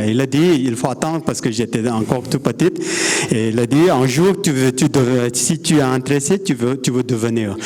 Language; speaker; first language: French; non-native, fluent; Sherpa